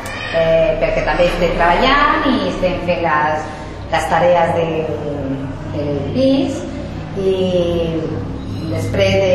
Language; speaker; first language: Catalan; non-native, learner; Spanish